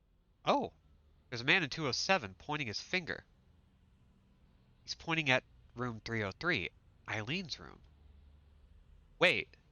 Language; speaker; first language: English; native; English